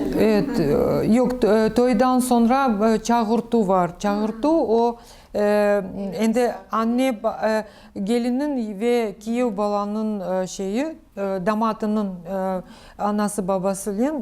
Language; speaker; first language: Turkish; non-native, learner; Crimean Tatar